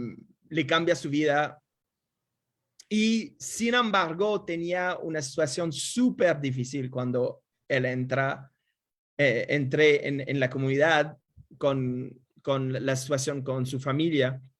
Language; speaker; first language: Spanish; non-native, fluent; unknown